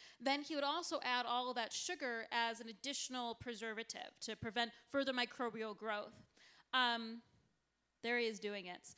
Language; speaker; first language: English; native; English